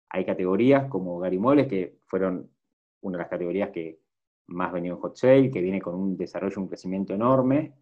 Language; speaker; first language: Spanish; native; Spanish